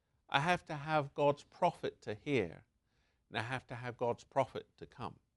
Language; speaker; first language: English; native; English